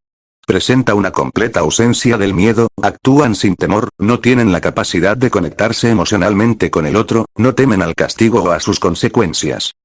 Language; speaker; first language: Spanish; native; Spanish